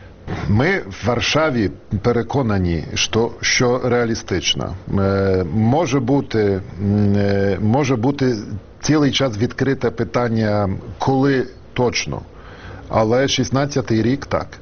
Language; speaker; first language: Ukrainian; non-native, fluent; Polish